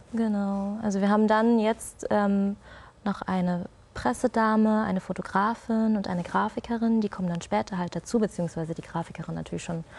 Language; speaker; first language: German; native; German